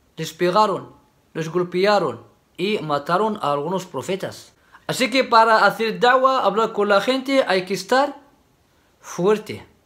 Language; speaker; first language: Spanish; non-native, fluent; Arabic